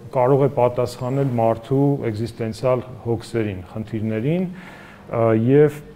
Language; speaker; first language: Armenian; native; Armenian